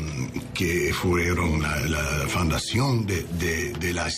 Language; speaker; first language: Spanish; non-native, learner; English